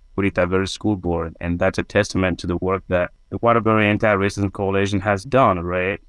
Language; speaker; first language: English; non-native, fluent; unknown